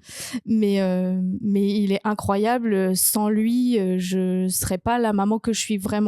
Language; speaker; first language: French; native; French